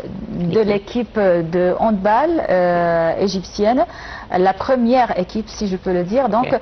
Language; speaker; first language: French; non-native, fluent; Arabic